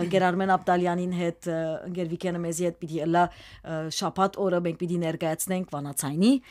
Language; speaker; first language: Armenian; early bilingual, heritage; Armenian